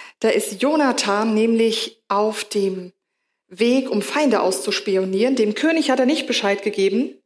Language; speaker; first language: German; native; German